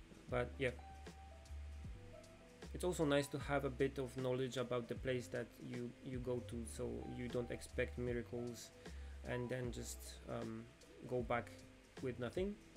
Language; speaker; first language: English; non-native, fluent; Polish